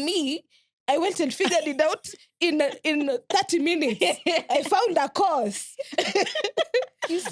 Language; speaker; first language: English; non-native, local second language; Swahili